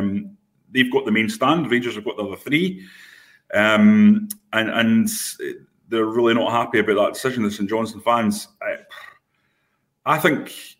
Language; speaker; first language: English; native; English